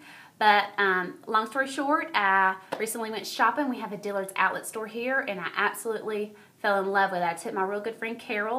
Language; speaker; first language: English; native; English